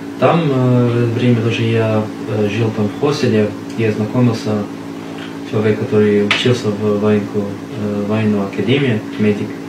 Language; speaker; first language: Russian; non-native, learner; Arabic